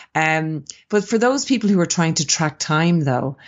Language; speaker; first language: English; native; English